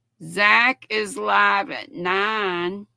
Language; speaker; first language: English; native; English